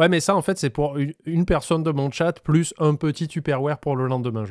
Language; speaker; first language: French; native; French